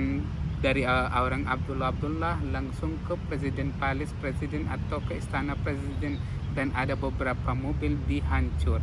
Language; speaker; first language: Indonesian; non-native, fluent; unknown